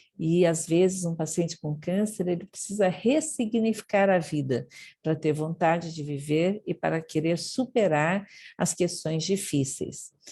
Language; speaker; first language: Portuguese; early bilingual, other home language; Japanese